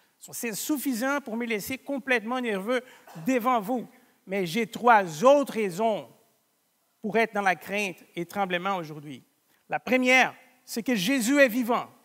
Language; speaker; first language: French; non-native, fluent; Portuguese